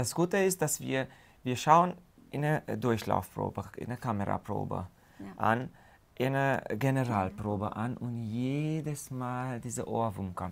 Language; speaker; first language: German; non-native, fluent; Hungarian